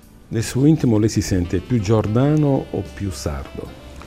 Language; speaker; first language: Italian; native; Italian